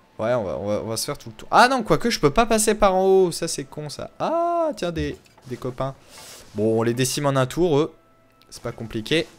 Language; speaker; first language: French; native; French